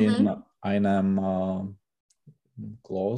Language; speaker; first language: German; non-native, learner; Czech